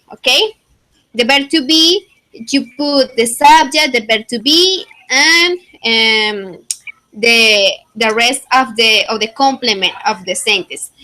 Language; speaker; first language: English; non-native, fluent; Spanish